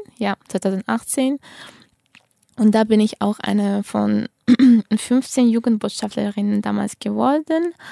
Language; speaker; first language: German; non-native, fluent; Tajik